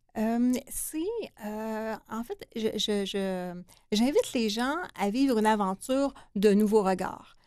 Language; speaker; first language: French; native; French